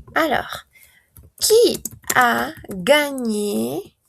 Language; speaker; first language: French; non-native, fluent; Spanish